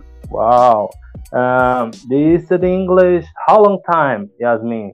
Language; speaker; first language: English; non-native, learner; Portuguese